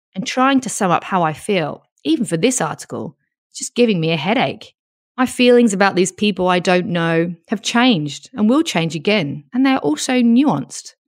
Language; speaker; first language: English; native; English